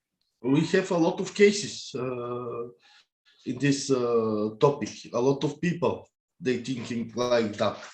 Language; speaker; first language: English; non-native, learner; Bulgarian